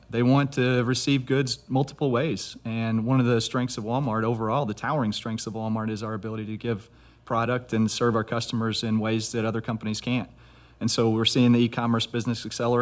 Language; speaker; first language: English; native; English